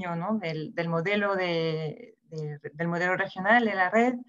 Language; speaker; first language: Spanish; non-native, fluent; French